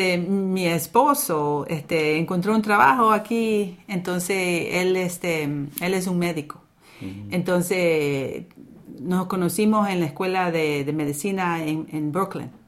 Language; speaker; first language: Spanish; early bilingual, other home language; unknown